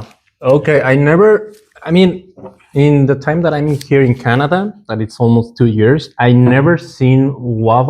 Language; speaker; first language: English; non-native, learner; Spanish